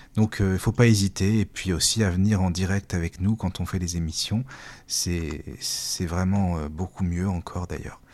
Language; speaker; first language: French; native; French